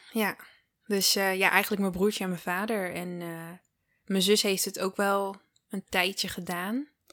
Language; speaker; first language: Dutch; early bilingual, other home language; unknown